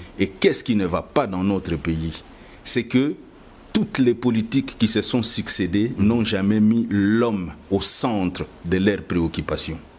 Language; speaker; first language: French; non-native, local second language; Lingala